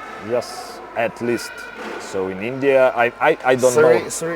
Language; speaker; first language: English; non-native, fluent; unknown